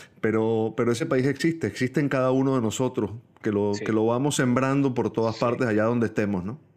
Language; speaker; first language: Spanish; native; Spanish